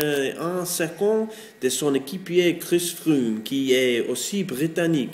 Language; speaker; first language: French; non-native, learner; English